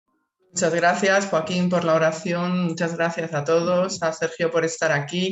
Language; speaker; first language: Spanish; native; Spanish